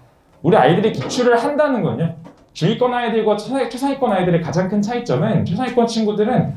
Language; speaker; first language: Korean; native; Korean